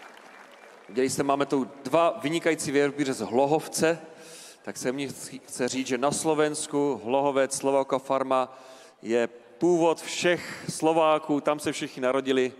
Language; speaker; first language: Czech; native; Czech